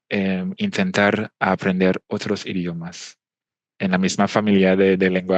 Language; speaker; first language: Spanish; non-native, fluent; English